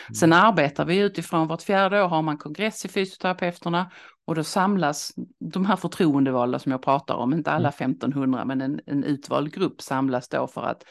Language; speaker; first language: Swedish; native; Swedish